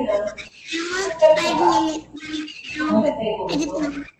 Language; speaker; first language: English; non-native, learner; Filipino